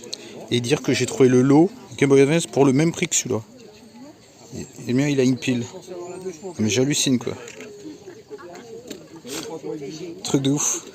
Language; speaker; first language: French; native; French